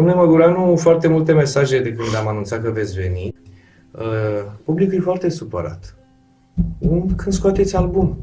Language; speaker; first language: Romanian; native; Romanian